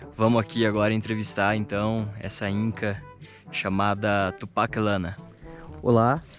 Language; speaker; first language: Portuguese; native; Portuguese